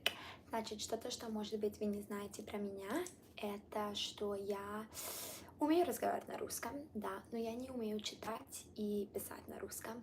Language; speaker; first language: Russian; early bilingual, heritage; Italian